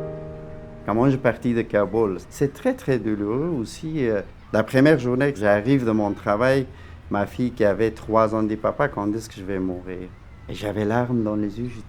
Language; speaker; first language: French; non-native, fluent; Persian